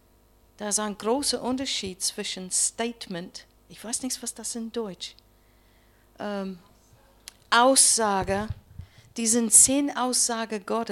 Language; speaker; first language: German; non-native, learner; English